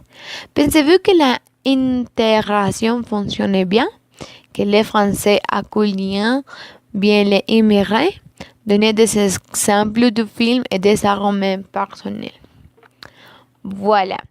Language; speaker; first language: French; non-native, learner; Spanish